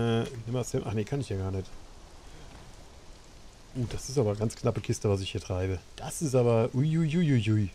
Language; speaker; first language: German; native; German